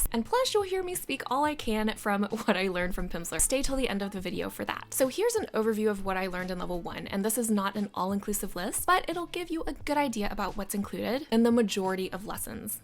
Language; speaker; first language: English; native; English